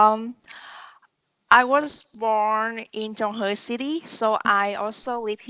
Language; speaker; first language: English; non-native, learner; Vietnamese